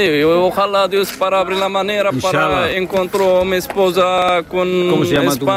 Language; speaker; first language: Spanish; non-native, learner; Arabic